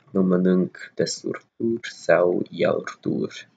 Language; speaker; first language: Romanian; non-native, learner; English